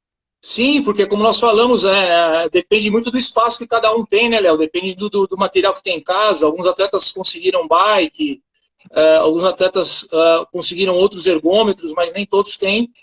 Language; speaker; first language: Portuguese; native; Portuguese